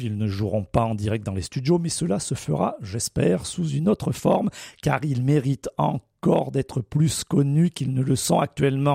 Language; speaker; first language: French; native; French